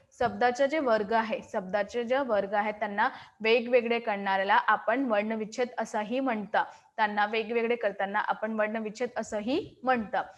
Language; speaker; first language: Marathi; non-native, local second language; Hindi